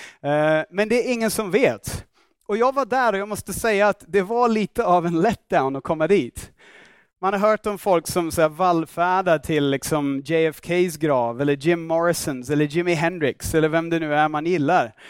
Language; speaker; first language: Swedish; non-native, fluent; English